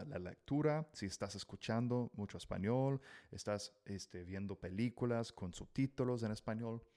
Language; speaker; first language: Spanish; non-native, fluent; English